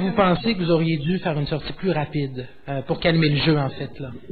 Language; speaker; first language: French; native; French